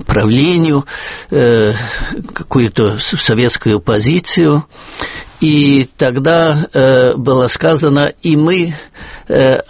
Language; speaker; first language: Russian; non-native, fluent; German